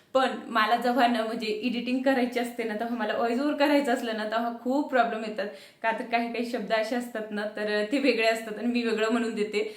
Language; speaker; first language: Marathi; non-native, local second language; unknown